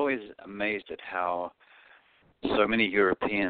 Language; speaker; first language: English; non-native, local second language; Greek